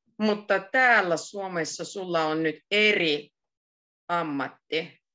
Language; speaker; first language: Finnish; native; Finnish